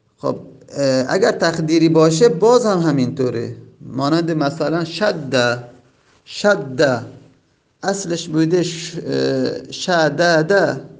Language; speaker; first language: Persian; non-native, local second language; Azerbaijani